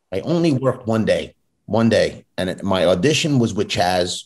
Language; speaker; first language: English; native; English